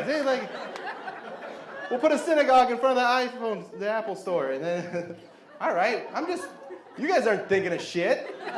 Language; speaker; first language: English; native; English